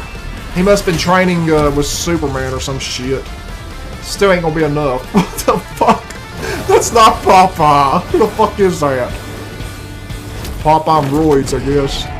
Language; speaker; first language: English; native; English